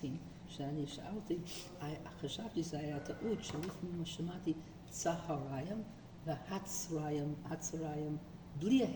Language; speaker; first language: Hebrew; non-native, learner; English